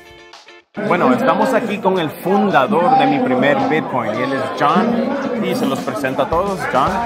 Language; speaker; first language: Spanish; native; Spanish